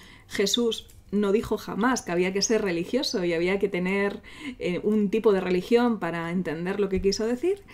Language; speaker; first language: Spanish; native; Spanish